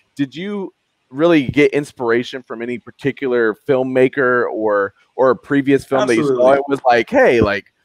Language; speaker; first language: English; native; English